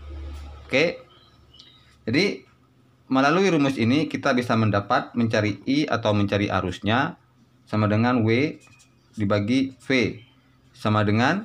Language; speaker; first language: Indonesian; native; Indonesian